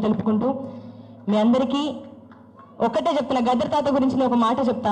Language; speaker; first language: Telugu; native; Telugu